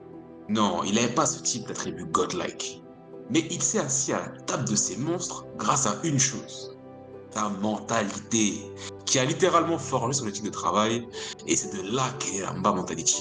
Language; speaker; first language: French; native; French